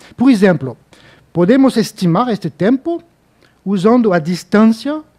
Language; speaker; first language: Portuguese; non-native, fluent; French